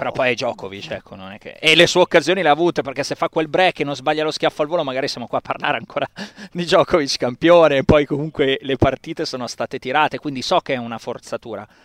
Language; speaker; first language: Italian; native; Italian